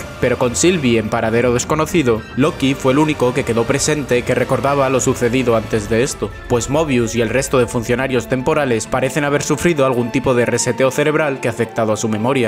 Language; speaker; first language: Spanish; native; Spanish